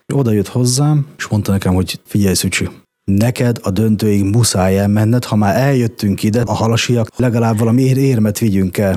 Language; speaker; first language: Hungarian; native; Hungarian